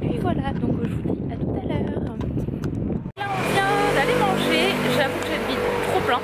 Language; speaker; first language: French; native; French